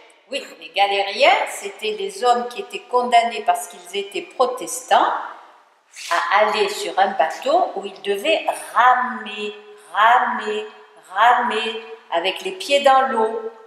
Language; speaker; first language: French; native; French